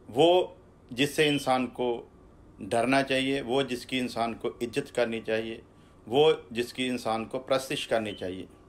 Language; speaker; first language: Hindi; non-native, local second language; Punjabi